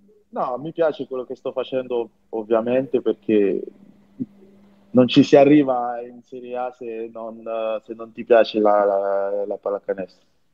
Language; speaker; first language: Italian; non-native, fluent; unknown